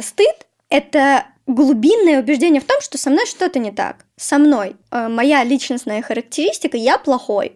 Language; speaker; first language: Russian; native; Russian